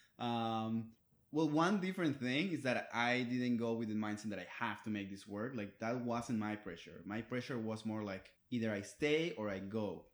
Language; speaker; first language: English; non-native, fluent; Spanish